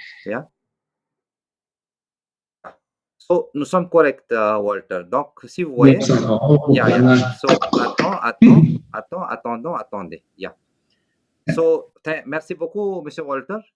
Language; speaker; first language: French; non-native, fluent; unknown